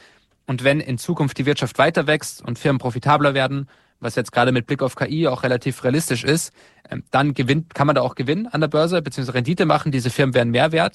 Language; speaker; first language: German; native; German